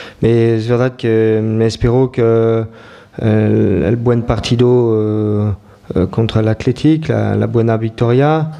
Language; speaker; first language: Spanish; non-native, learner; French